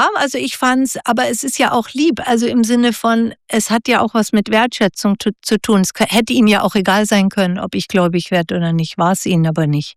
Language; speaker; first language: German; native; German